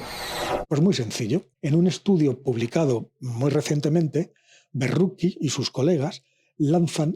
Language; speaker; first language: Spanish; native; Spanish